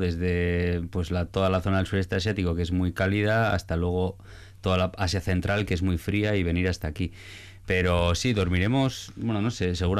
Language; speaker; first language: Spanish; native; Spanish